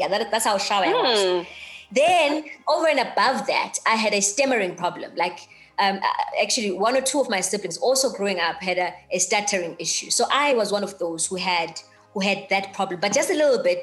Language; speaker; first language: English; non-native, local second language; Xhosa